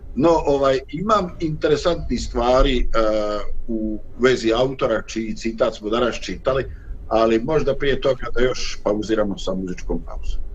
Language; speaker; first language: Bosnian; native; Bosnian